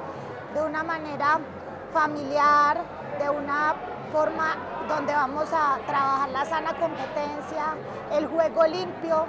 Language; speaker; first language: Spanish; native; Spanish